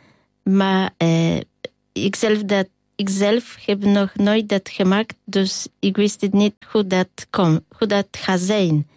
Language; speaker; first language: Dutch; non-native, learner; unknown